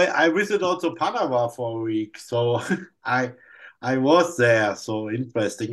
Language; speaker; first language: English; non-native, fluent; German